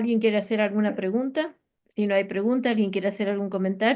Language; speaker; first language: Spanish; native; Spanish